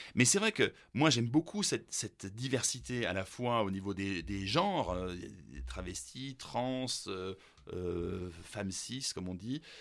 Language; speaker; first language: French; early bilingual, other home language; German